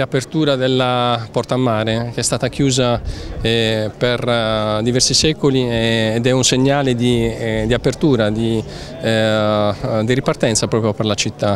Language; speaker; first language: Italian; native; Italian